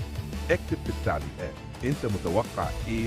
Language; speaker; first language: Arabic; native; Arabic